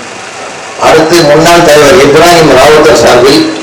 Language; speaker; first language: Tamil; native; Tamil